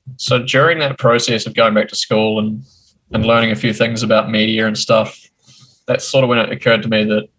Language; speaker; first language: English; native; English